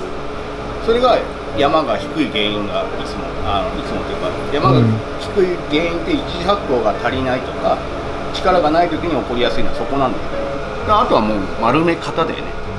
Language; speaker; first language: Japanese; native; Japanese